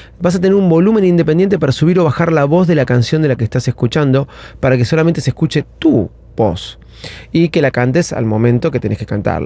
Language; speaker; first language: Spanish; native; Spanish